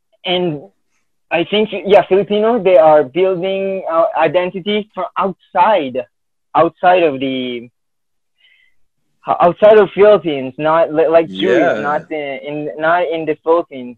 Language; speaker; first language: English; non-native, fluent; Filipino